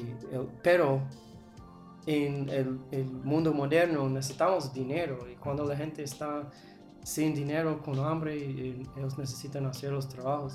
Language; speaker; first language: Spanish; non-native, learner; English